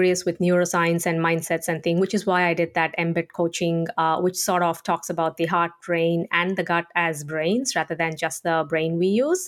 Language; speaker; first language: English; non-native, local second language; Tamil